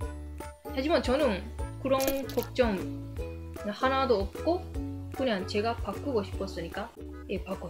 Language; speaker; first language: Korean; non-native, learner; Japanese